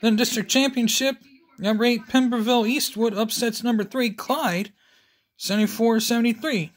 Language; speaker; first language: English; native; English